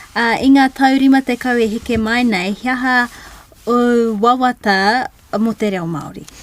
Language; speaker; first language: Māori; non-native, local second language; English